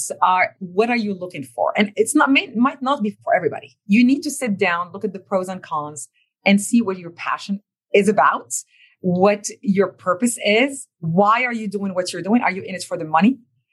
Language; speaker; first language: English; non-native, fluent; Arabic